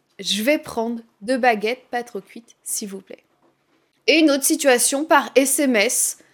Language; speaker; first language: French; native; French